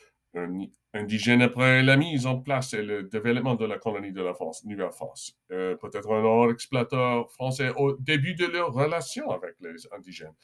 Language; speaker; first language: French; non-native, local second language; English